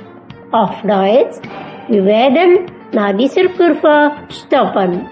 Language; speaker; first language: German; non-native, fluent; Indonesian